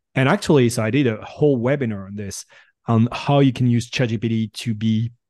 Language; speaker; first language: English; non-native, fluent; French